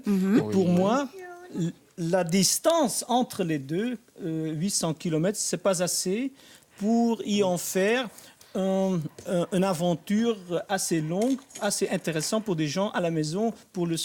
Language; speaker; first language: French; non-native, fluent; Dutch